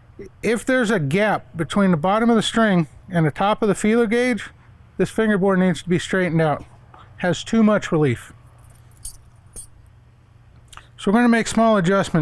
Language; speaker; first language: English; native; English